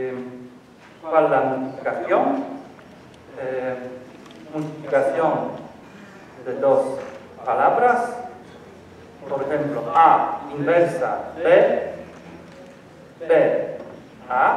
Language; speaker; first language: Spanish; non-native, learner; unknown